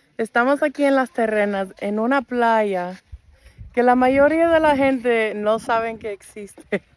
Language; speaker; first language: Spanish; non-native, fluent; English